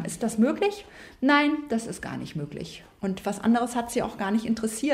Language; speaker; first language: German; native; German